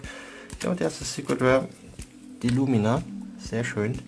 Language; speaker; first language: German; native; German